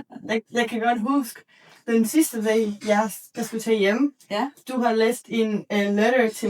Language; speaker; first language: Danish; non-native, learner; Spanish